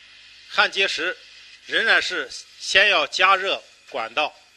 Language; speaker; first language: Chinese; native; Chinese